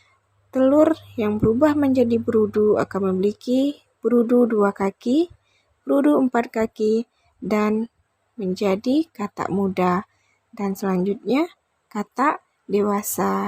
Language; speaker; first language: Indonesian; native; Indonesian